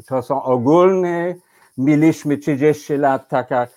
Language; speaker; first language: Polish; non-native, fluent; English